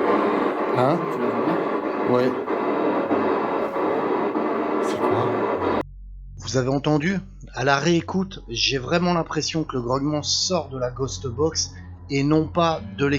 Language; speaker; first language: French; native; French